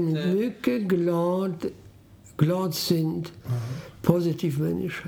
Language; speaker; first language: Swedish; non-native, fluent; Polish